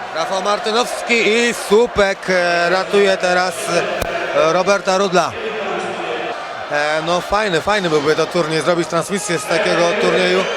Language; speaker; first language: Polish; native; Polish